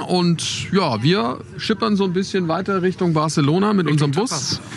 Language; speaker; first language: German; native; German